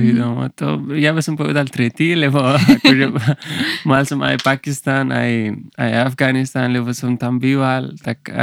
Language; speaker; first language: Slovak; non-native, learner; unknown